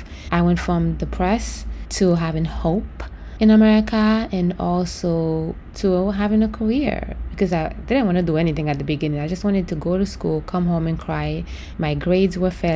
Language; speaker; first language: English; non-native, fluent; Haitian Creole